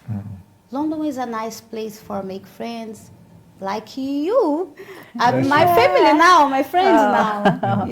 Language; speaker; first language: English; non-native, learner; Portuguese